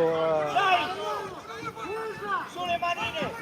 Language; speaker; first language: Italian; native; Italian